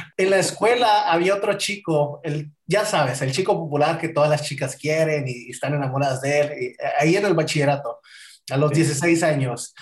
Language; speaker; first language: Spanish; native; Spanish